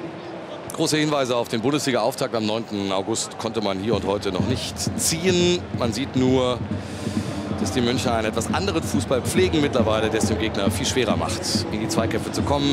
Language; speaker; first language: German; native; German